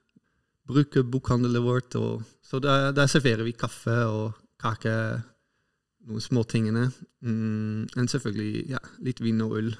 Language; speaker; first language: Norwegian; non-native, fluent; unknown